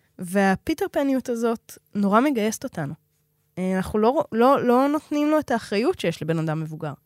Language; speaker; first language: Hebrew; native; Hebrew